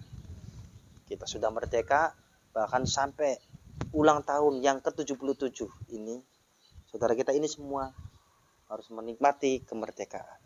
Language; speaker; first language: Indonesian; native; Indonesian